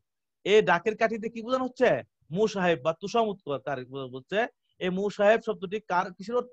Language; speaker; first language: Bangla; native; Bangla